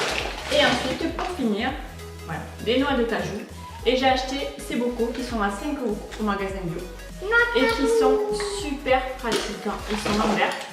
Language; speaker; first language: French; native; French